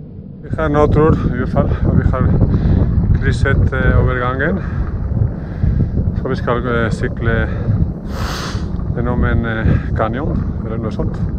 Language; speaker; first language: Norwegian; non-native, fluent; Spanish